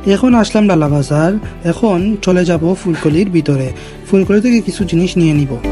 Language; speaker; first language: Bangla; non-native, local second language; Sylheti